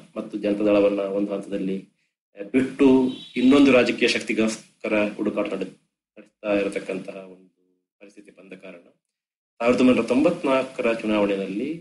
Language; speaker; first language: Kannada; native; Kannada